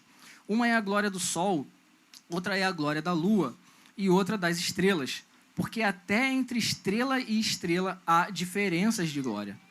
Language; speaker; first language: Portuguese; native; Portuguese